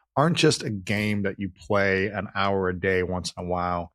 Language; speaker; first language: English; native; English